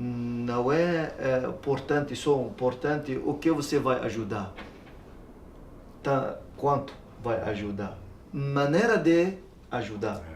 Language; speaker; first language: Portuguese; non-native, learner; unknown